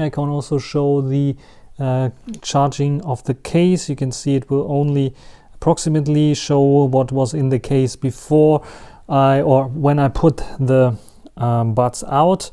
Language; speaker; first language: English; non-native, fluent; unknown